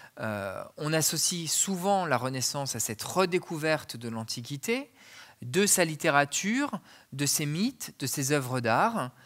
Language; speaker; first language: French; native; French